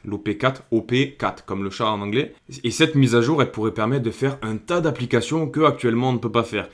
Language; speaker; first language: French; native; French